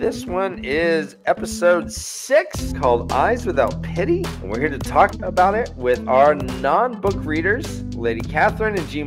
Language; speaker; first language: English; native; English